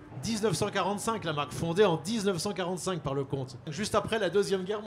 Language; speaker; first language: French; native; French